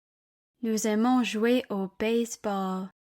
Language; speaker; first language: French; non-native, learner; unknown